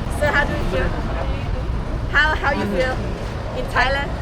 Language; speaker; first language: English; non-native, learner; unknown